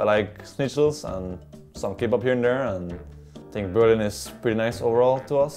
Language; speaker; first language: English; non-native, fluent; Danish